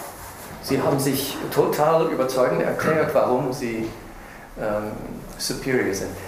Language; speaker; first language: German; non-native, fluent; English